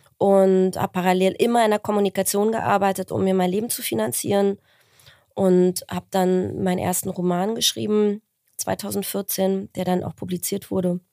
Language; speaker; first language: German; native; German